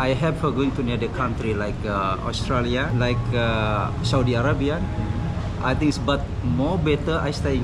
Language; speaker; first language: English; non-native, learner; Indonesian